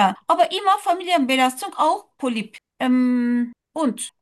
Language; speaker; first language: German; non-native, learner; Turkish